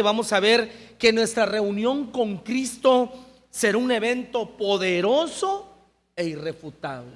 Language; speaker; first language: Spanish; native; Spanish